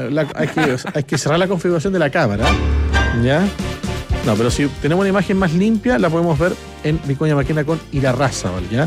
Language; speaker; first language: Spanish; native; Spanish